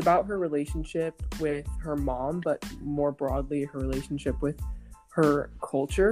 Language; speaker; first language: English; native; English